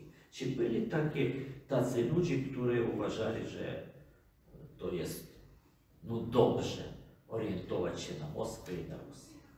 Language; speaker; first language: Polish; non-native, fluent; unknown